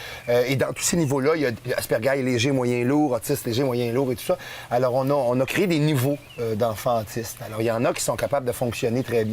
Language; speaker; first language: French; native; French